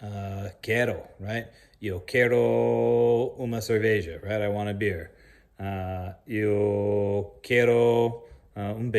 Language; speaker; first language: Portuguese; non-native, learner; English